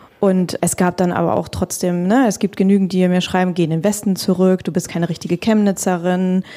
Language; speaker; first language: German; early bilingual, other home language; Russian